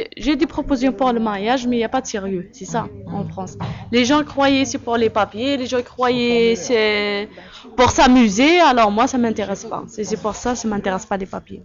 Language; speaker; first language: French; non-native, local second language; Kabyle